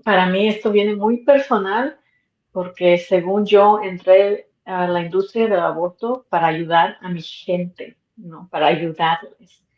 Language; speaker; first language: Spanish; early bilingual, heritage; Spanish